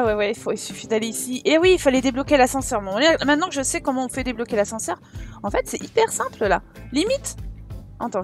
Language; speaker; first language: French; native; French